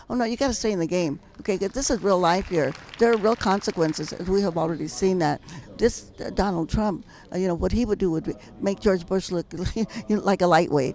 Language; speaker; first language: English; early bilingual, other home language; Spanish